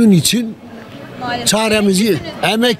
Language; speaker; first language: Turkish; native; Turkish